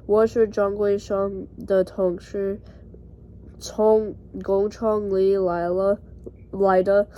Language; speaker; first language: Chinese; non-native, learner; English